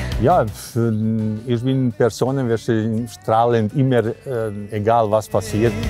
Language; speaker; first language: German; non-native, learner; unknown